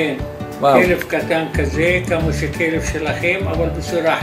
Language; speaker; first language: Hebrew; non-native, fluent; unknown